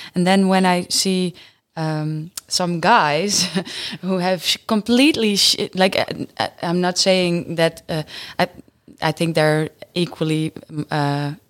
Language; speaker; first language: English; non-native, fluent; Dutch